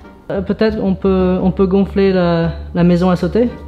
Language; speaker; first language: French; early bilingual, other home language; English